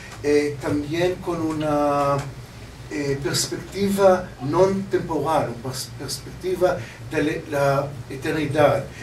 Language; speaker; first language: Spanish; non-native, learner; Hebrew